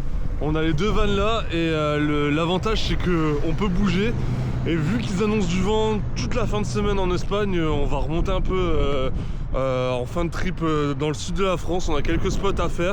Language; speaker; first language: French; native; French